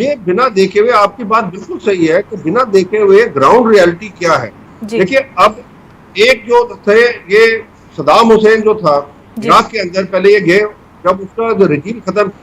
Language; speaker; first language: Hindi; native; Hindi